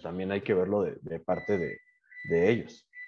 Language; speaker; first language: Spanish; native; Spanish